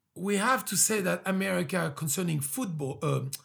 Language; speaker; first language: English; early bilingual, other home language; French